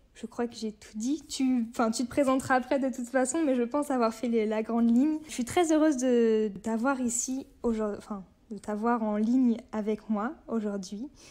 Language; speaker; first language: French; native; French